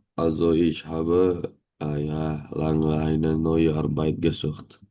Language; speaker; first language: German; non-native, learner; Indonesian